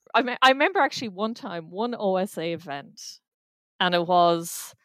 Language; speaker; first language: English; native; English